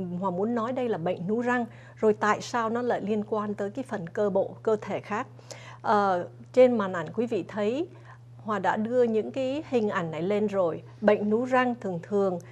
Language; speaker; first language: Vietnamese; early bilingual, other home language; English